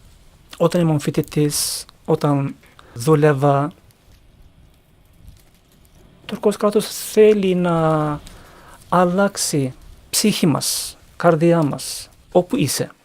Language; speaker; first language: Greek; non-native, learner; Turkish